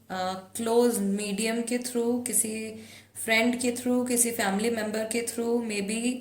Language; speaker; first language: Hindi; native; Hindi